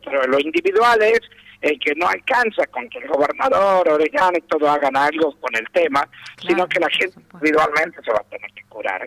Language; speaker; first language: Spanish; native; Spanish